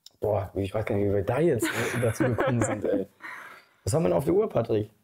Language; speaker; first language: German; early bilingual, other home language; Polish